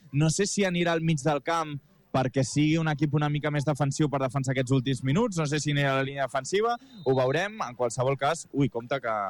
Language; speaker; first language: Catalan; native; Catalan